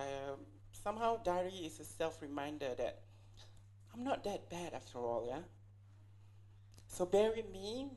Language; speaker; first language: English; non-native, local second language; Malay